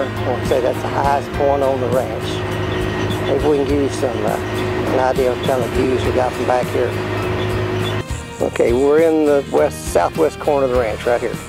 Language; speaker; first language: English; native; English